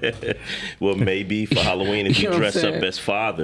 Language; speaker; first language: English; native; English